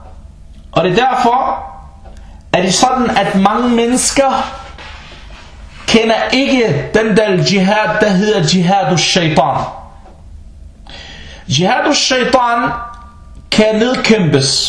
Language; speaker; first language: Danish; non-native, fluent; Arabic